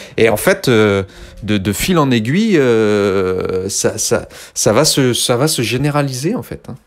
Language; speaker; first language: French; early bilingual, other home language; Kabyle